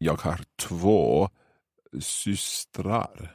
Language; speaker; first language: Swedish; non-native, learner; English